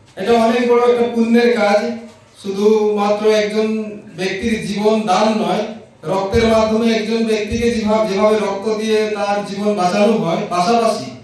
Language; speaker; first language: Bangla; native; Bangla